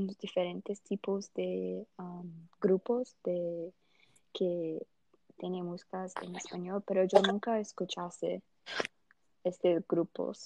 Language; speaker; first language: Spanish; early bilingual, heritage; Portuguese